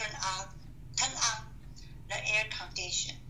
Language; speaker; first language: English; non-native, learner; Chinese